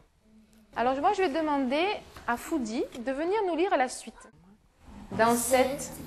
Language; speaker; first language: French; native; French